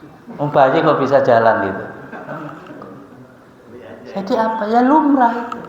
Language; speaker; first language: Indonesian; native; Indonesian